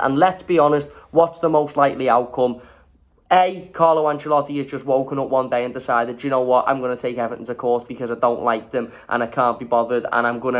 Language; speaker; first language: English; native; English